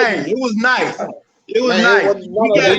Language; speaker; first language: English; native; English